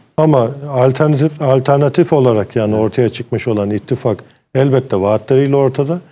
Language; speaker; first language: Turkish; early bilingual, heritage; Turkish